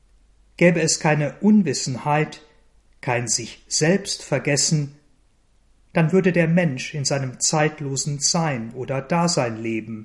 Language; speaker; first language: German; native; German